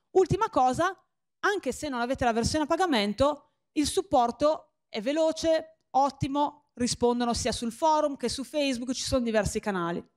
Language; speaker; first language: Italian; native; Italian